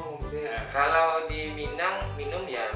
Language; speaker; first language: Indonesian; non-native, local second language; Minangkabau